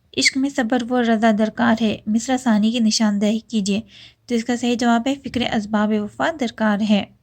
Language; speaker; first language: Urdu; native; Urdu